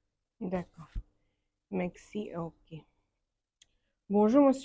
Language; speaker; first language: French; non-native, learner; Bangla